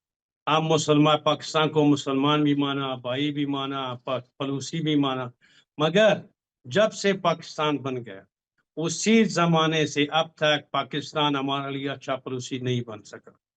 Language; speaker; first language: Hindi; non-native, fluent; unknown